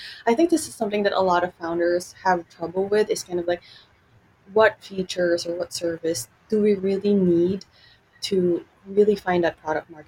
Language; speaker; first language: English; non-native, local second language; Filipino